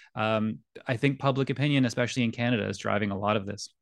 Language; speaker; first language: English; native; English